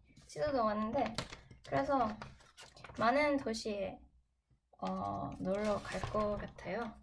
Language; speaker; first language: Korean; non-native, learner; English